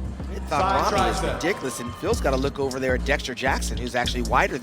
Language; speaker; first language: English; native; English